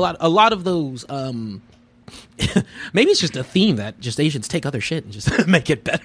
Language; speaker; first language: English; native; English